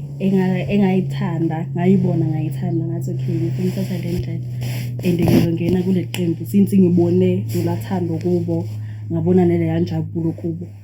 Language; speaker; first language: Zulu; non-native, local second language; Xhosa